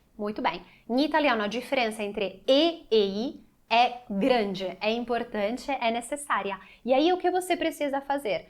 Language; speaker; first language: Portuguese; non-native, fluent; Italian